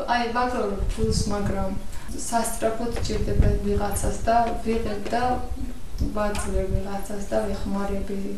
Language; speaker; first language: Georgian; non-native, local second language; Azerbaijani